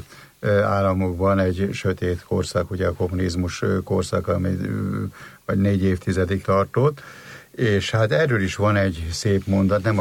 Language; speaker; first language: Hungarian; native; Hungarian